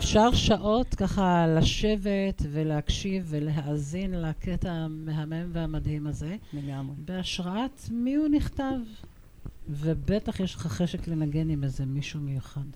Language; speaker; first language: Hebrew; native; Hebrew